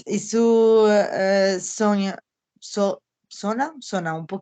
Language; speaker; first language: Portuguese; non-native, fluent; Spanish